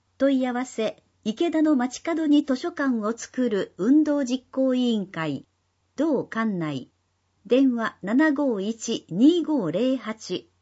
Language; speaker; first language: Japanese; non-native, fluent; Indonesian